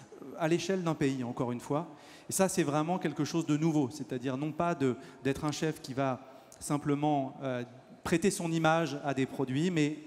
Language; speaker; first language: French; native; French